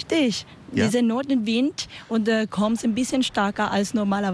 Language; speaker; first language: German; non-native, learner; Spanish